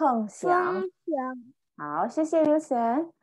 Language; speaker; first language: Chinese; non-native, fluent; Indonesian